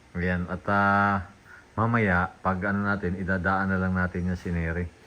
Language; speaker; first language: Filipino; native; Filipino